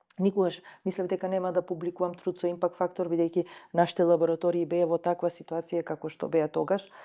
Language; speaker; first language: Macedonian; native; Macedonian